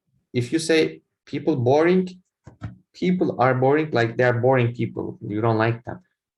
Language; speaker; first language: English; non-native, fluent; Turkish